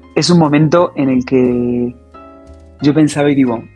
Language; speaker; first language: Spanish; native; Spanish